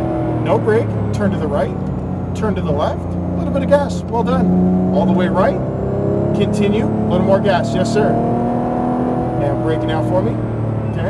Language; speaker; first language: English; native; English